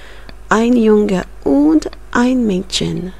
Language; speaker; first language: German; non-native, learner; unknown